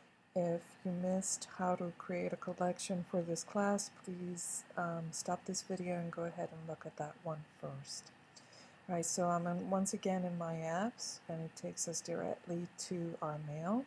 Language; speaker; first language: English; native; English